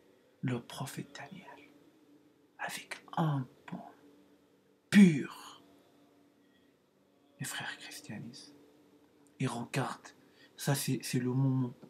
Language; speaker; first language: French; non-native, learner; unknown